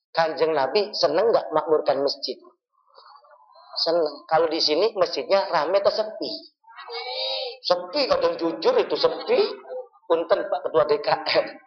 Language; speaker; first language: Indonesian; non-native, local second language; Javanese